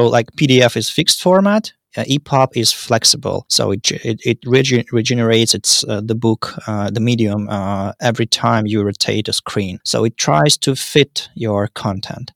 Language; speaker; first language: English; non-native, fluent; Russian